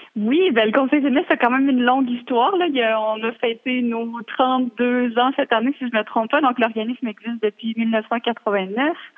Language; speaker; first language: French; native; French